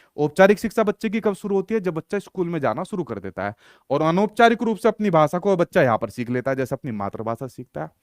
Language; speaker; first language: Hindi; native; Hindi